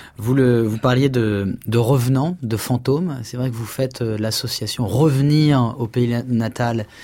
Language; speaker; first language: French; native; French